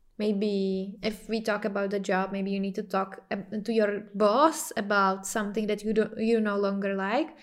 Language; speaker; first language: English; non-native, fluent; Czech